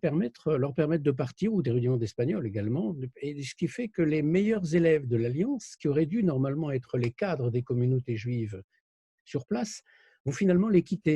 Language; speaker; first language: French; native; French